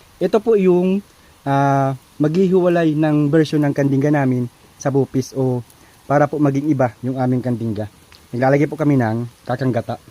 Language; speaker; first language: Filipino; non-native, local second language; Bikol